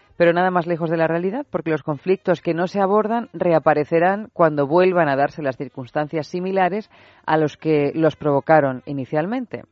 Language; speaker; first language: Spanish; native; Spanish